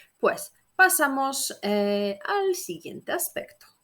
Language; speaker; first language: Spanish; non-native, fluent; Polish